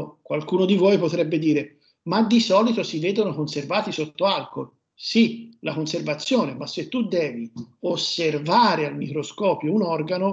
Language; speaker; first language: Italian; native; Italian